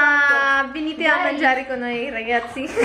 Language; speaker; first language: Italian; non-native, fluent; Filipino